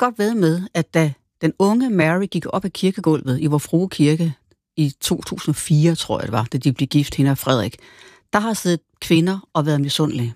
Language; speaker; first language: Danish; native; Danish